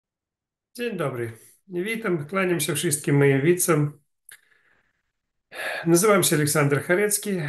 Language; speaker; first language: Polish; non-native, fluent; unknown